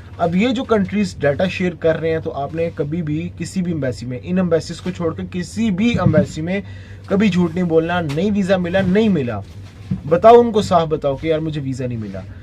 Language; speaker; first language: Urdu; native; Urdu